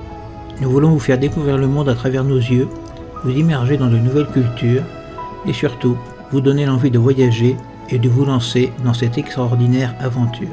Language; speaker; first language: French; native; French